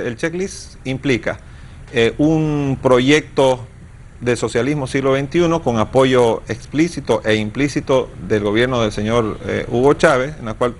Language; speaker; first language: Spanish; native; Spanish